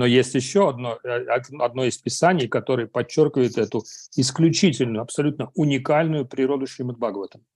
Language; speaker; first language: Russian; native; Russian